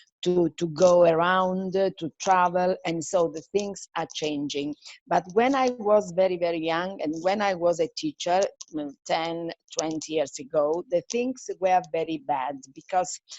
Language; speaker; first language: English; non-native, fluent; Italian